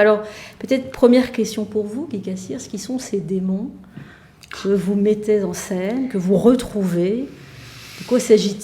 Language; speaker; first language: French; native; French